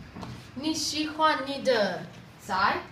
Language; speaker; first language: Chinese; non-native, learner; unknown